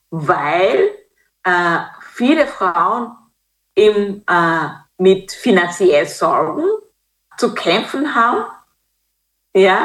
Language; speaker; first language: German; non-native, fluent; Kinyarwanda